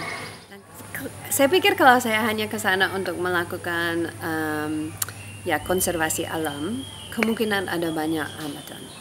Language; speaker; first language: Indonesian; non-native, fluent; English